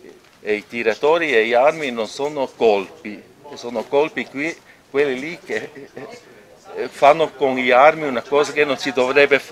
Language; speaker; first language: Italian; non-native, local second language; German